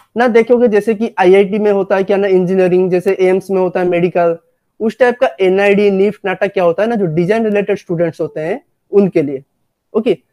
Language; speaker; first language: Hindi; non-native, local second language; Odia